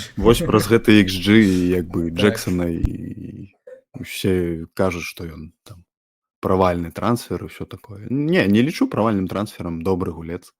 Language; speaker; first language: Belarusian; non-native, local second language; Russian